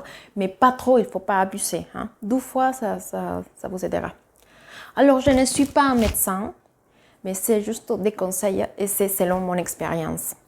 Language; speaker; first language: French; non-native, fluent; Spanish